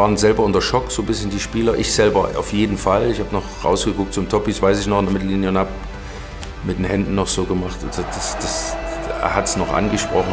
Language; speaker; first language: German; native; German